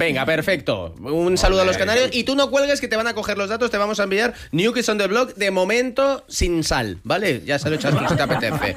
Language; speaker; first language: Spanish; native; Spanish